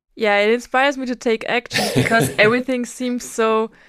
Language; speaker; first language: English; non-native, fluent; German